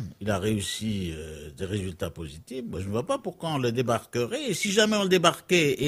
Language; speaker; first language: French; non-native, local second language; Arabic